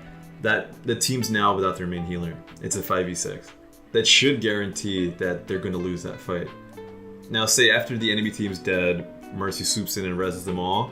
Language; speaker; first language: English; native; English